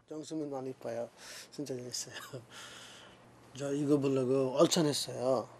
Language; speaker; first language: Korean; non-native, learner; Bangla